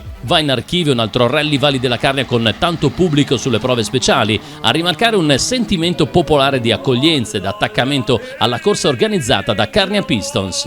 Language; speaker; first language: Italian; native; Italian